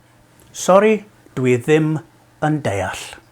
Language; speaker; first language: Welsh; non-native, learner; English